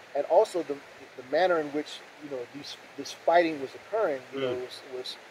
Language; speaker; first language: English; native; English